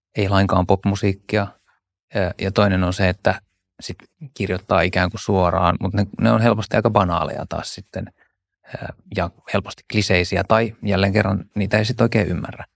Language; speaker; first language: Finnish; native; Finnish